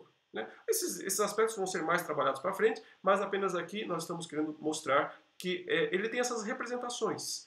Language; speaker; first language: Portuguese; native; Portuguese